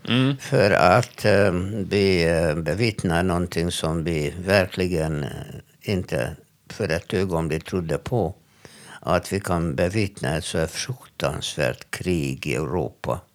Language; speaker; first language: Swedish; non-native, fluent; Hungarian